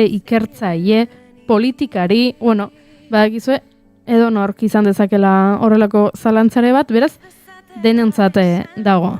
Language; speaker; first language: Basque; native; Basque